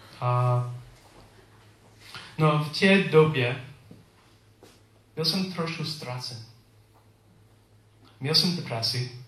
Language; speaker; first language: Czech; non-native, learner; English